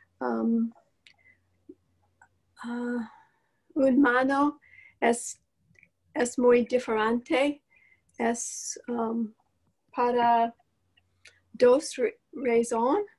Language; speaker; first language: Spanish; non-native, learner; English